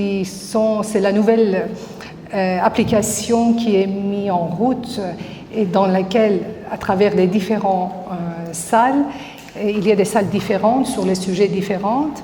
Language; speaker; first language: French; non-native, fluent; Persian